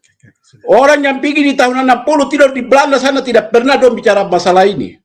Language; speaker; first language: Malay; non-native, local second language; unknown